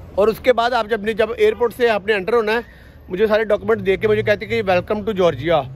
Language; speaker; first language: Urdu; non-native, local second language; Punjabi